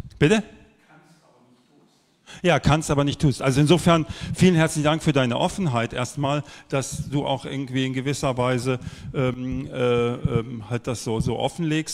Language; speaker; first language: German; native; German